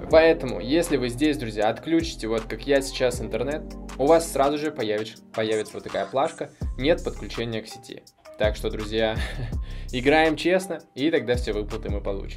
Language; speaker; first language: Russian; native; Russian